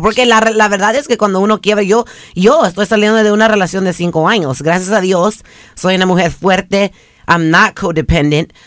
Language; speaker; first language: Spanish; early bilingual, other home language; English